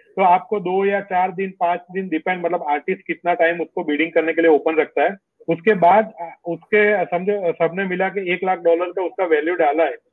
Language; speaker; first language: Hindi; non-native, local second language; Gujarati